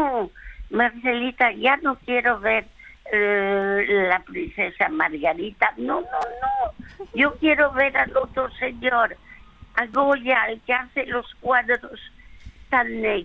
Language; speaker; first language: Spanish; early bilingual, other home language; French